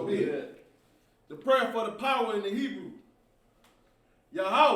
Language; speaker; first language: English; native; English